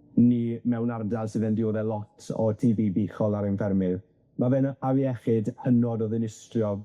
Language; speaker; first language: Welsh; native; Welsh